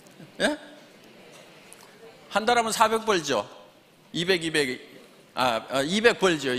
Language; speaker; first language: Korean; native; Korean